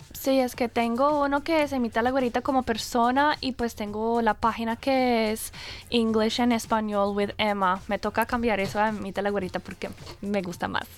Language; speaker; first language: Spanish; non-native, fluent; English